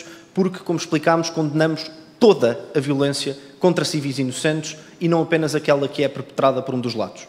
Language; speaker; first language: Portuguese; native; Portuguese